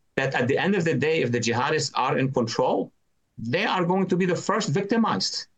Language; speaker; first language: English; non-native, fluent; Arabic